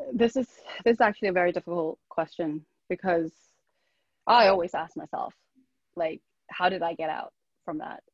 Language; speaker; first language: English; non-native, local second language; Chinese